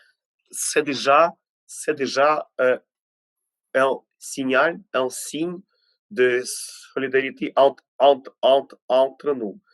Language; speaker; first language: French; non-native, fluent; Ukrainian